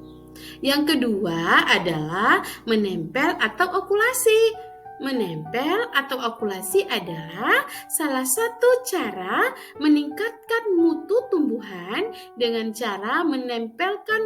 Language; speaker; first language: Indonesian; native; Indonesian